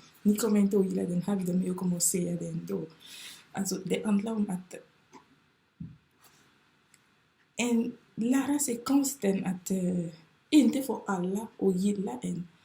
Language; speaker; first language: Swedish; non-native, fluent; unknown